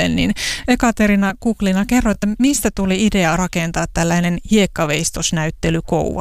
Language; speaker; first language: Finnish; native; Finnish